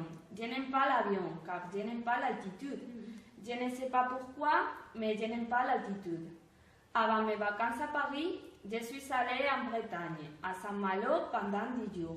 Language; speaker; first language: French; non-native, learner; Spanish